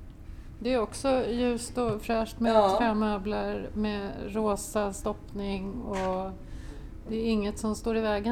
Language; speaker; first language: Swedish; native; Swedish